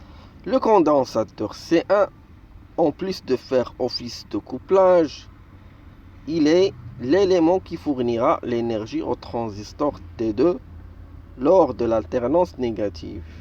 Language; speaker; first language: French; non-native, local second language; Arabic